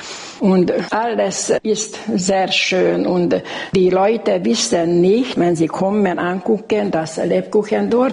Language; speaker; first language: German; non-native, local second language; Hungarian